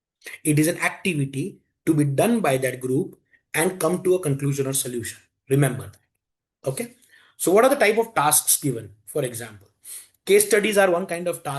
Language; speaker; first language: English; non-native, local second language; Hindi